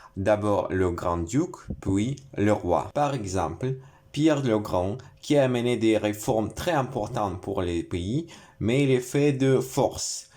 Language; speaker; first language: French; non-native, learner; Russian